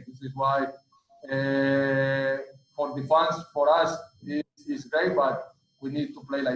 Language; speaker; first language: English; non-native, learner; Spanish